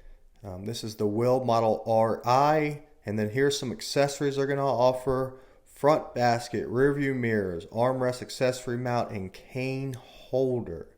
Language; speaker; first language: English; native; English